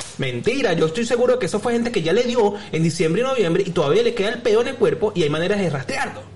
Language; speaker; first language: Spanish; native; Spanish